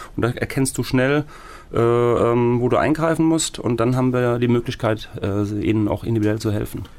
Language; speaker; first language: German; native; German